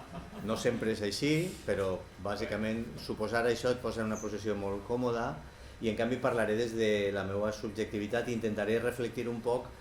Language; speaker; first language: Catalan; native; Catalan